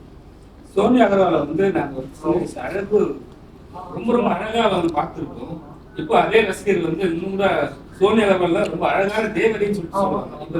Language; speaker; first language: Tamil; native; Tamil